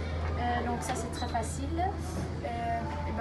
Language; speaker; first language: French; non-native, fluent; Dutch